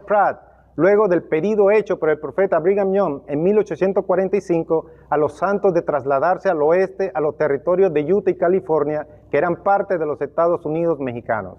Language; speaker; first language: Spanish; native; Spanish